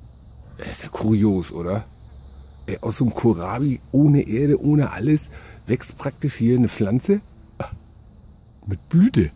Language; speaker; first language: German; native; German